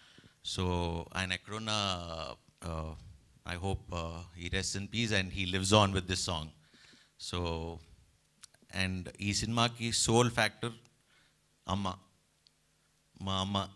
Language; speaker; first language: Telugu; native; Telugu